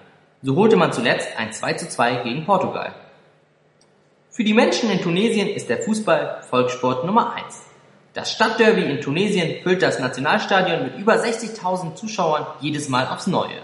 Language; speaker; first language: German; native; German